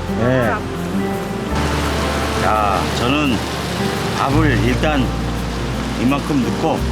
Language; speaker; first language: Korean; native; Korean